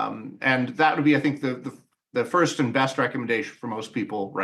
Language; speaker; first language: English; native; English